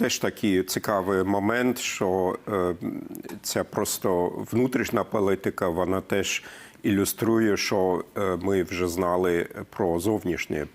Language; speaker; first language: Ukrainian; non-native, fluent; German